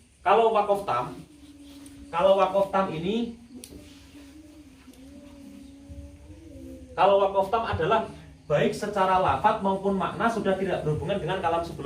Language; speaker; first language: Indonesian; non-native, local second language; Javanese